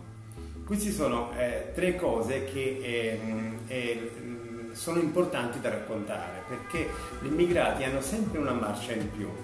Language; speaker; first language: Italian; non-native, fluent; Urdu